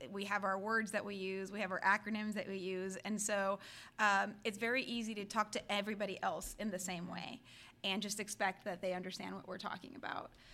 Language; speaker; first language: English; early bilingual, other home language; Spanish